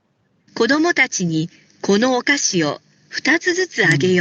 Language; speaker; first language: Japanese; non-native, learner; Indonesian